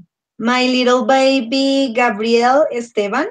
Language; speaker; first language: English; non-native, learner; Spanish